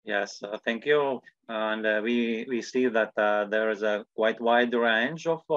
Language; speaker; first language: English; non-native, fluent; Latvian